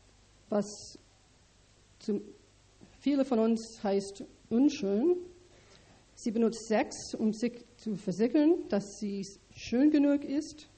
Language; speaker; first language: German; non-native, learner; English